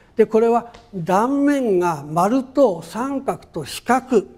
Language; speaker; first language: Japanese; native; Japanese